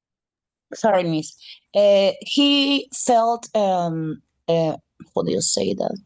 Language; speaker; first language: English; non-native, learner; Spanish